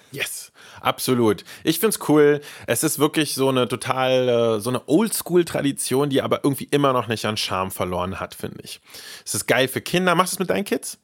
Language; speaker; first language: German; early bilingual, other home language; Russian